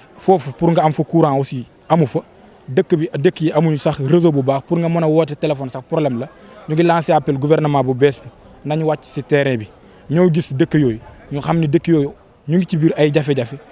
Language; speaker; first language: Wolof; non-native, local second language; Fula